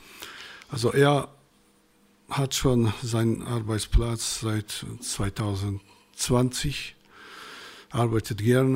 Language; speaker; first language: German; non-native, fluent; Russian